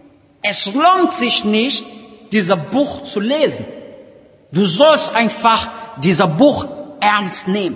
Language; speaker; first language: German; non-native, learner; Portuguese